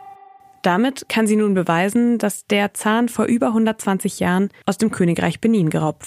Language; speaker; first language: German; native; German